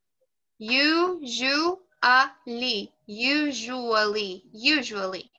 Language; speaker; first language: English; non-native, fluent; Portuguese